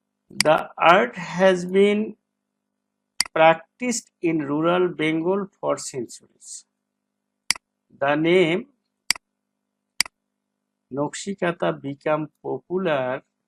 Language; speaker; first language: English; non-native, local second language; Bangla